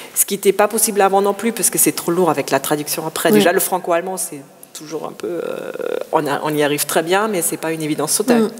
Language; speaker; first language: French; non-native, fluent; German